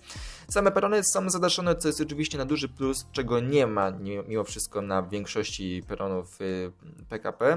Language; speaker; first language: Polish; native; Polish